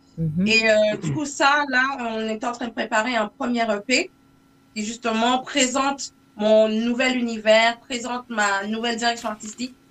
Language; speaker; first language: French; non-native, local second language; English